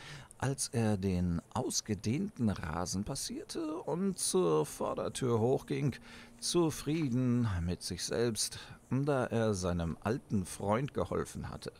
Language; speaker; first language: German; native; German